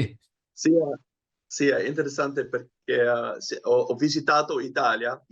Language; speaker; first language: Italian; non-native, learner; Dutch